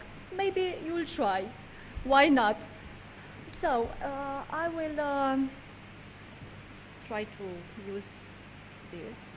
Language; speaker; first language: English; non-native, learner; Romanian